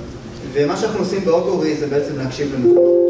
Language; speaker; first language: Hebrew; native; Hebrew